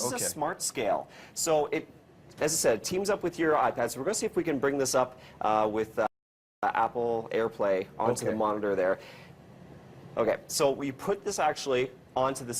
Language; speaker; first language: English; native; English